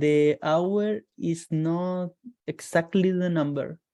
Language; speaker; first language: English; non-native, learner; Spanish